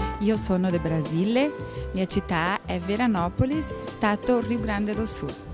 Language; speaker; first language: Italian; non-native, learner; Portuguese